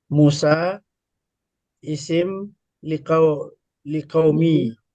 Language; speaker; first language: Arabic; non-native, learner; Indonesian